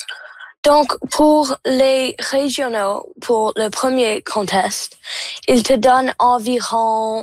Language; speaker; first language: French; non-native, local second language; English